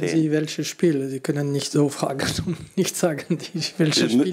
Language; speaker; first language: German; non-native, local second language; French